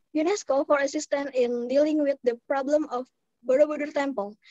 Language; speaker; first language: English; non-native, fluent; Indonesian